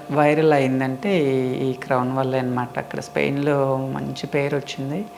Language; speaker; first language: Telugu; native; Telugu